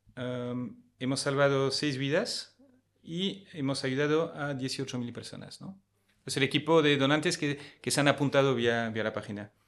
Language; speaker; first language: Spanish; non-native, fluent; French